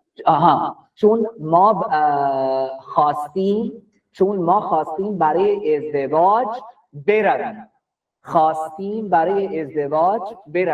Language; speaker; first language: Persian; non-native, fluent; Urdu